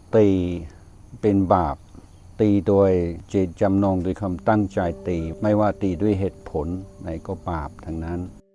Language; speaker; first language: Thai; non-native, fluent; English